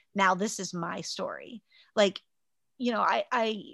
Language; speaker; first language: English; native; English